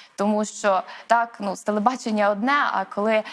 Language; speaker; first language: Ukrainian; native; Ukrainian